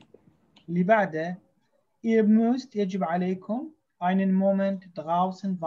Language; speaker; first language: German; non-native, fluent; Arabic